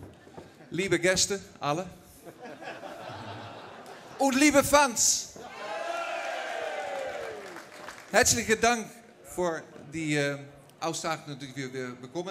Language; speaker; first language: German; non-native, learner; Dutch